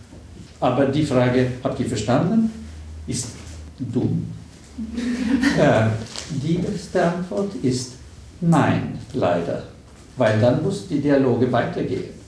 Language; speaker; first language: German; non-native, fluent; Swedish